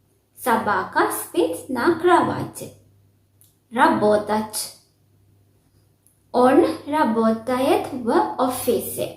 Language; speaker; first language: Russian; non-native, fluent; Sinhala